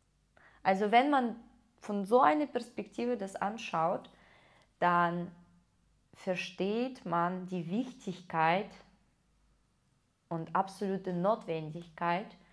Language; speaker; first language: German; non-native, fluent; Russian